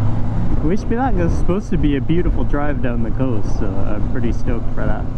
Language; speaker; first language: English; native; English